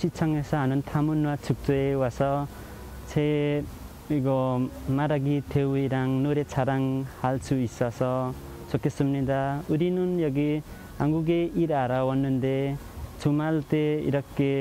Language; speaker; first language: Korean; non-native, learner; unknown